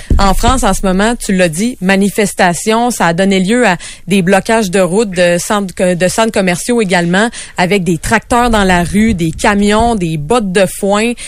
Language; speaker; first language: French; native; French